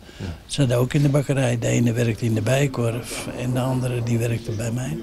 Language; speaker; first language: Dutch; native; Dutch